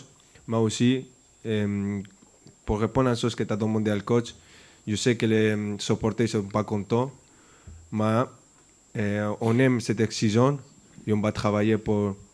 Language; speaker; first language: French; non-native, fluent; Spanish